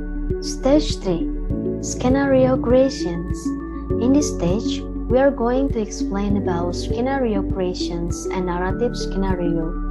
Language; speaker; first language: English; non-native, learner; Indonesian